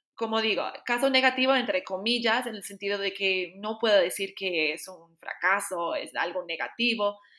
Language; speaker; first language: Spanish; non-native, fluent; English